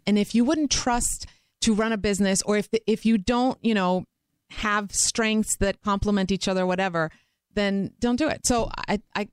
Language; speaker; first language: English; non-native, fluent; Croatian